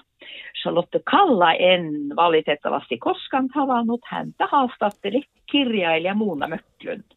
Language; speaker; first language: Finnish; non-native, fluent; Norwegian